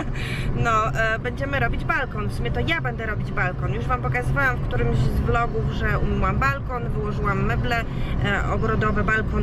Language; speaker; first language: Polish; native; Polish